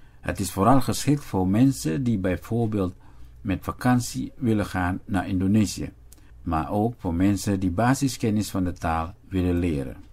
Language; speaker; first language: Dutch; non-native, fluent; Indonesian